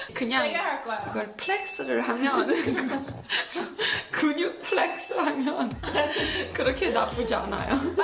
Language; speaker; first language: Korean; early bilingual, heritage; English